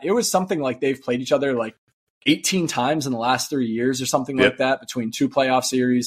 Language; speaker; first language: English; native; English